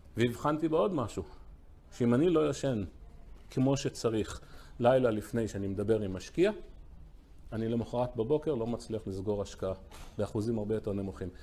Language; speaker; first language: Hebrew; early bilingual, other home language; English